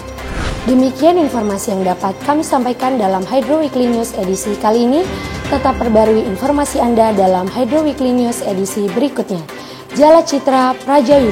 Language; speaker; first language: Indonesian; native; Indonesian